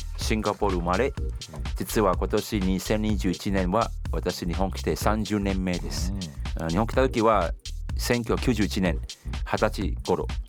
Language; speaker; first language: Japanese; non-native, fluent; Chinese